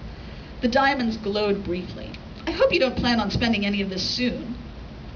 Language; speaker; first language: English; native; English